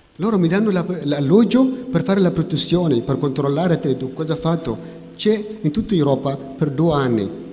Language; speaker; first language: Italian; non-native, learner; Tigrinya